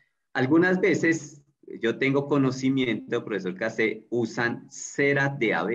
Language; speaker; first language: Portuguese; non-native, learner; Spanish